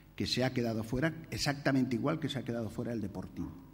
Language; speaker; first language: Spanish; native; Spanish